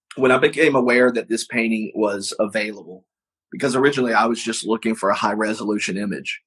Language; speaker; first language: English; native; English